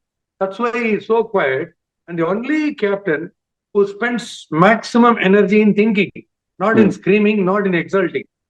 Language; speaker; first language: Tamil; native; Tamil